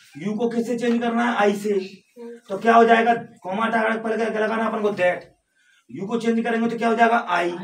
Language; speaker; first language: Hindi; native; Hindi